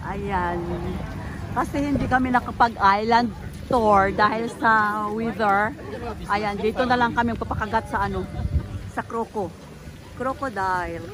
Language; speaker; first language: Filipino; non-native, local second language; Hiligaynon